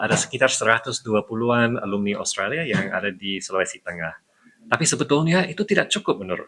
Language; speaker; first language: Indonesian; non-native, fluent; English